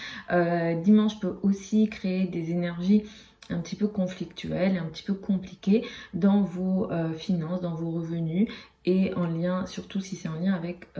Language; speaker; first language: French; native; French